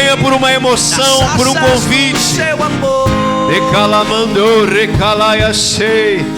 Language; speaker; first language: Portuguese; native; Portuguese